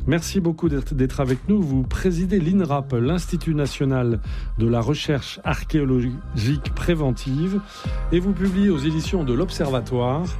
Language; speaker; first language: French; native; French